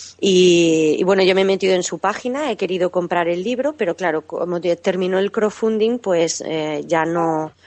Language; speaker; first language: Spanish; native; Spanish